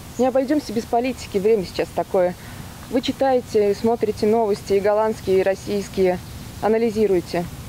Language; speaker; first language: Russian; native; Russian